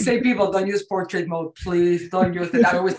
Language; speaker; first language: English; non-native, fluent; Spanish